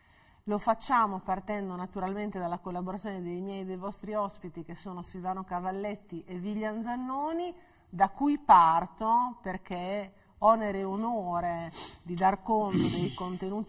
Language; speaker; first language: Italian; native; Italian